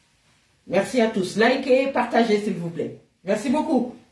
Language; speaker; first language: French; native; French